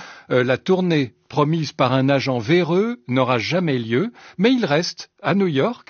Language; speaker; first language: French; native; French